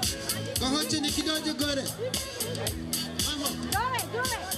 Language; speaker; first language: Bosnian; non-native, fluent; Swahili